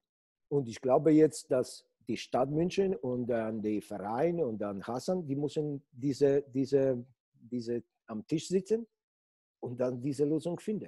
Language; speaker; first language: German; non-native, fluent; Polish